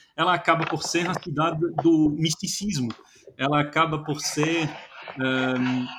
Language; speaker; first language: Portuguese; non-native, fluent; French